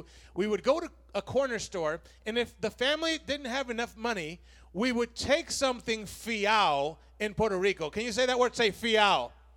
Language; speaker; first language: English; non-native, fluent; Spanish